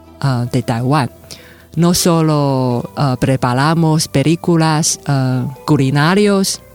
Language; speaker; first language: Spanish; non-native, fluent; Chinese